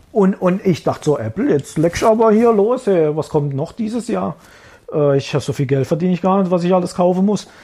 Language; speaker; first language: German; early bilingual, other home language; Italian